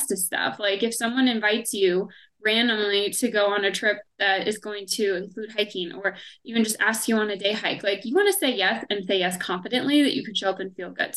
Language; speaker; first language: English; native; English